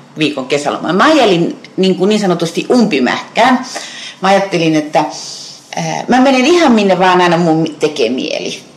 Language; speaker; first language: Finnish; native; Finnish